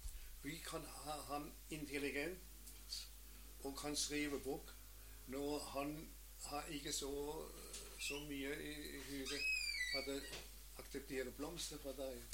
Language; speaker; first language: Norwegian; non-native, learner; German